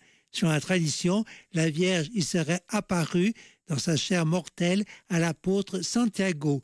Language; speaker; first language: French; native; French